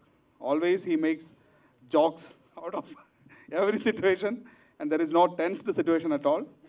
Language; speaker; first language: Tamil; non-native, learner; Malayalam